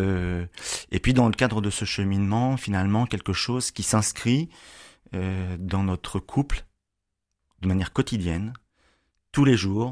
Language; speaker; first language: French; native; French